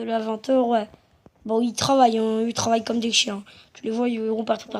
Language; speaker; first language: French; native; French